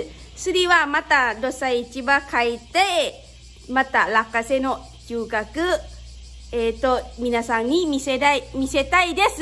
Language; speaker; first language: Japanese; non-native, learner; Lao